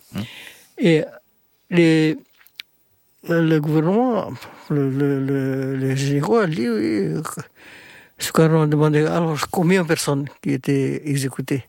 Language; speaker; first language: French; non-native, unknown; Indonesian